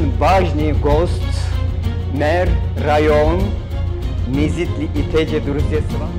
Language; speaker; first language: Russian; non-native, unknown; Turkish